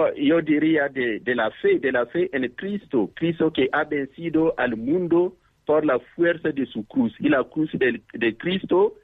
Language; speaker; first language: Spanish; non-native, fluent; Mossi